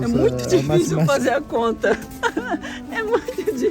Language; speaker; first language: Portuguese; native; Portuguese